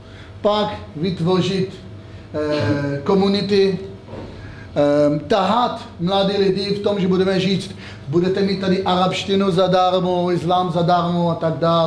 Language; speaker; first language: Czech; non-native, fluent; Hebrew